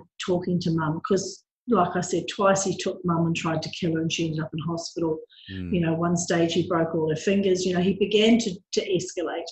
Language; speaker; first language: English; native; English